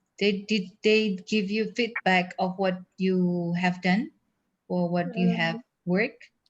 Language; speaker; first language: English; non-native, fluent; Indonesian